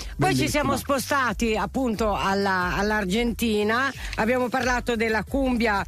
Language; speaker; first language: Italian; native; Italian